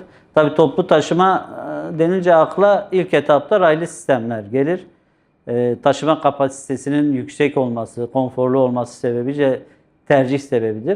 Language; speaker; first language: Turkish; native; Turkish